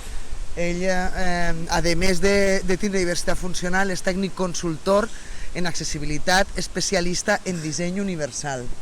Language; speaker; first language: Catalan; native; Catalan